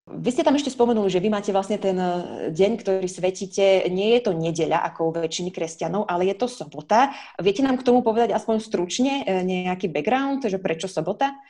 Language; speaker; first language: Slovak; native; Slovak